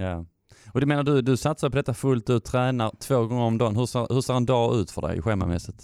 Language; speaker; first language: Swedish; native; Swedish